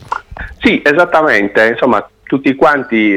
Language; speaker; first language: Italian; native; Italian